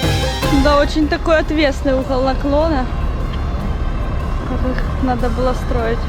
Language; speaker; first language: Russian; native; Russian